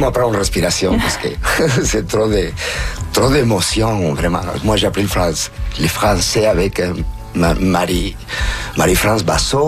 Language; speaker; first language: French; native; French